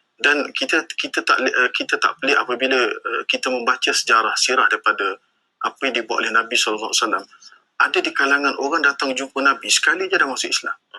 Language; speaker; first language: Malay; native; Malay